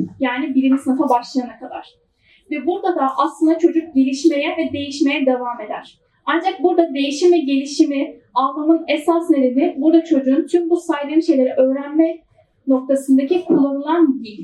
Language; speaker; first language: Turkish; native; Turkish